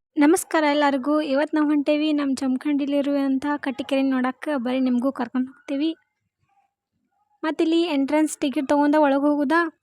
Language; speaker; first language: Kannada; non-native, local second language; Lambadi